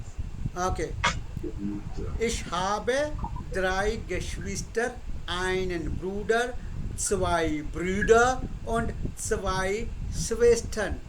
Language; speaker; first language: German; non-native, fluent; Hindi